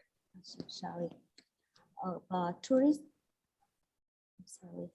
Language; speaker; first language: English; non-native, learner; Vietnamese